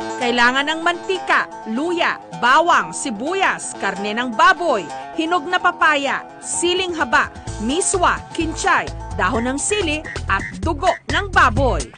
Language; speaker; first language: Filipino; native; Filipino